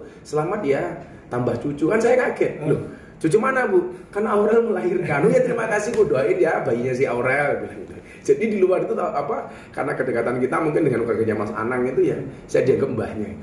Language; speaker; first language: Indonesian; native; Indonesian